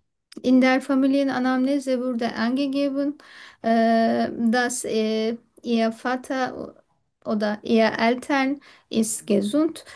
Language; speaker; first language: German; non-native, learner; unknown